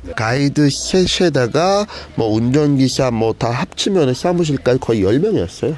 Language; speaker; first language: Korean; non-native, fluent; Turkish